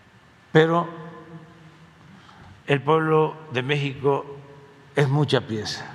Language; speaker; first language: Spanish; native; Spanish